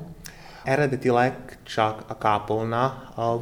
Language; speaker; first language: Hungarian; non-native, learner; Slovak